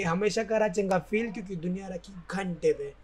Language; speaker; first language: Hindi; native; Hindi